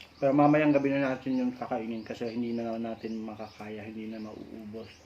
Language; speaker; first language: Filipino; non-native, local second language; Masbatenyo